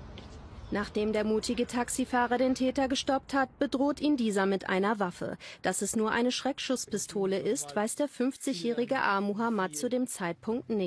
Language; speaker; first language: German; native; German